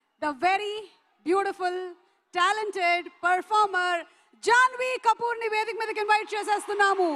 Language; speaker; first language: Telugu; native; Telugu